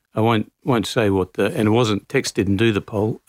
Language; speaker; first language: English; native; English